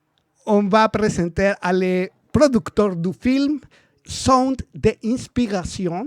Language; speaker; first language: French; non-native, learner; Spanish